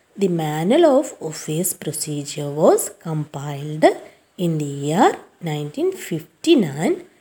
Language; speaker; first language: English; non-native, local second language; Malayalam